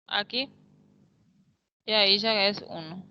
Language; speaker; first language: Portuguese; non-native, fluent; Spanish